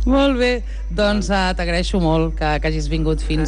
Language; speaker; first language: Catalan; native; Catalan